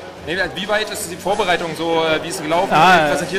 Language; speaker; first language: German; native; German